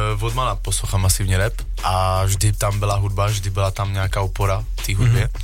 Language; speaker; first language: Czech; early bilingual, other home language; French